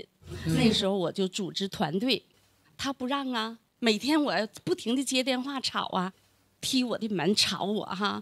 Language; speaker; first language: Chinese; native; Chinese